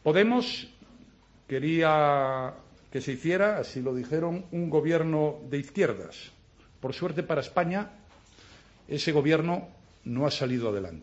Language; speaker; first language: Spanish; native; Spanish